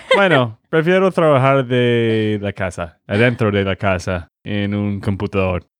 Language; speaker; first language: Spanish; non-native, learner; English